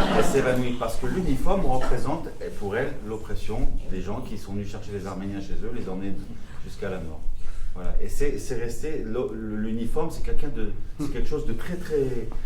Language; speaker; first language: French; non-native, local second language; Armenian